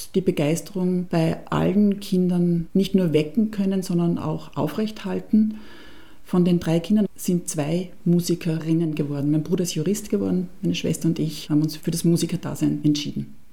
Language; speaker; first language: German; native; German